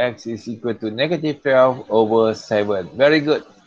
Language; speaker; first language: English; non-native, local second language; Malay